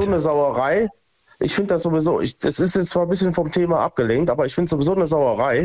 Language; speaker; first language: German; native; German